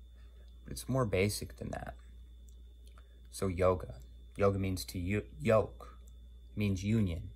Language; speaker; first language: English; native; English